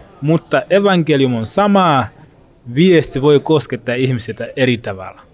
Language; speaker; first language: Finnish; non-native, learner; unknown